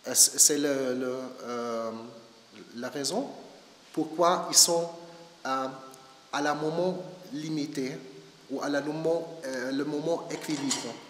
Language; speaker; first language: French; non-native, learner; German